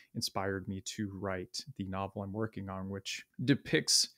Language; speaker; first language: English; native; English